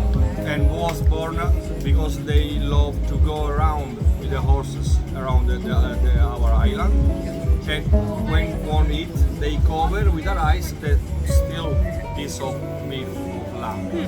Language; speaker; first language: English; non-native, learner; Italian